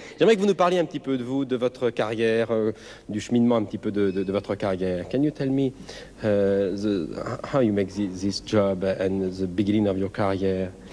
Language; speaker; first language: French; native; French